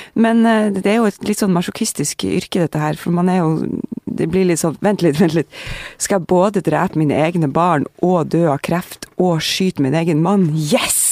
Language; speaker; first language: Norwegian; native; Norwegian